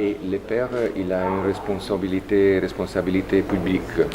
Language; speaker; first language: French; non-native, fluent; Italian